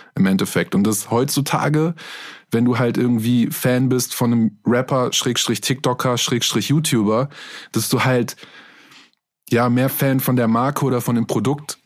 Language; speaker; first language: German; native; German